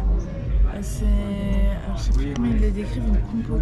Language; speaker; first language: French; native; French